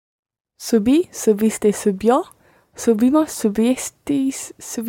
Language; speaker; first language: Spanish; non-native, learner; English